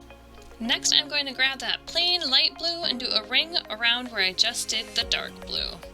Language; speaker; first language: English; native; English